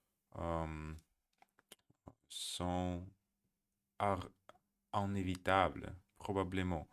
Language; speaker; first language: French; non-native, learner; Russian